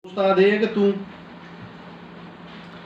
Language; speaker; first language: Hindi; non-native, local second language; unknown